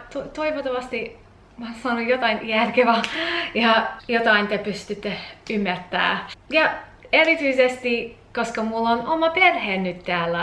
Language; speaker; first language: Finnish; non-native, learner; English